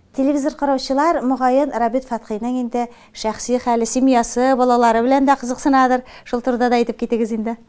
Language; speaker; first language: Tatar; native; Tatar